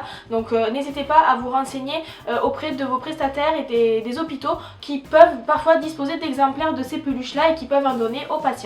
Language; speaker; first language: French; native; French